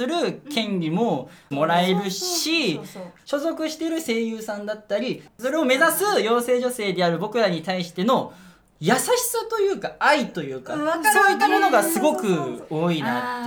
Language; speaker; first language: Japanese; native; Japanese